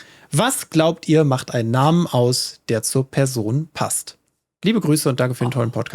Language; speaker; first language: German; native; German